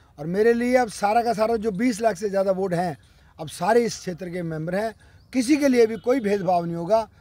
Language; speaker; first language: Hindi; native; Hindi